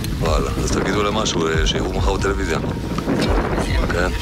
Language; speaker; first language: Hebrew; native; Hebrew